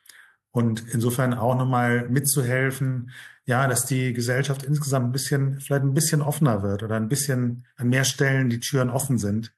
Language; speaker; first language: German; native; German